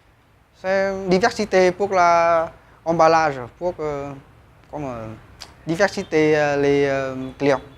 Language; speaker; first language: French; non-native, learner; Vietnamese